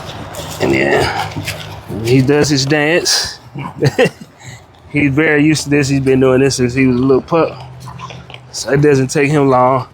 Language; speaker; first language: English; native; English